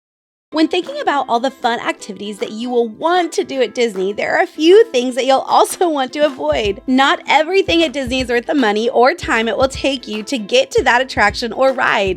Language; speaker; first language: English; native; English